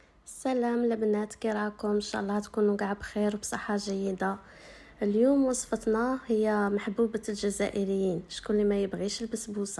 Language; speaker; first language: Arabic; native; Arabic